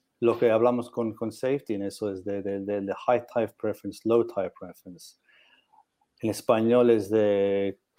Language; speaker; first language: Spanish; non-native, learner; English